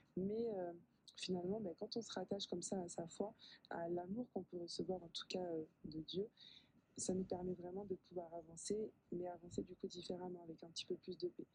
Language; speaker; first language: French; native; French